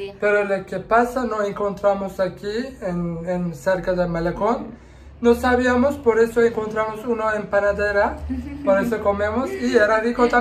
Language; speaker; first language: Spanish; non-native, learner; Turkish